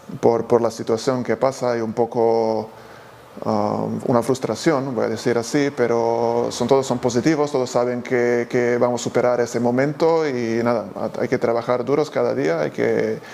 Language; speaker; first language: Spanish; non-native, fluent; Serbian